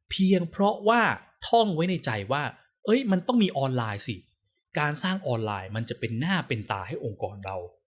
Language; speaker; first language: Thai; native; Thai